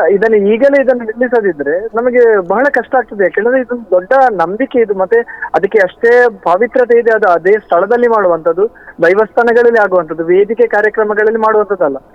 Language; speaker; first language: Kannada; non-native, local second language; Tulu